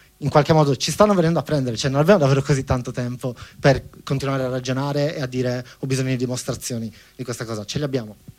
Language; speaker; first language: Italian; native; Italian